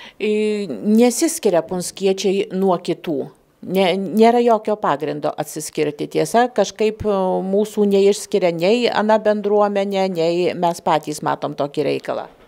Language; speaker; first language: Lithuanian; native; Lithuanian